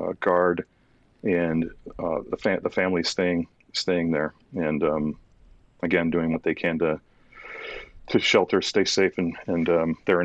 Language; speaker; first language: English; early bilingual, other home language; Ukrainian